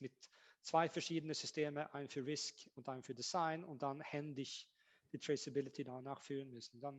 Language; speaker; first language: German; non-native, fluent; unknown